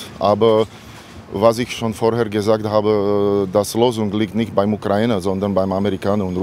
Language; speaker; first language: German; non-native, learner; Slovak